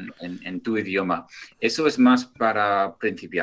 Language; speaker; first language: Spanish; non-native, fluent; English